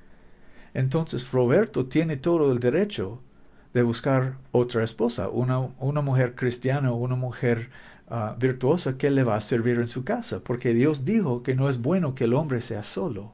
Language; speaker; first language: Spanish; non-native, learner; English